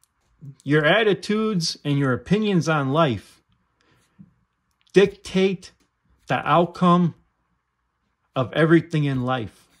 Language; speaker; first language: English; native; English